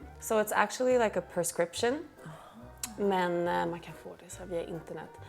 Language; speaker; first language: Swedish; early bilingual, heritage; Swedish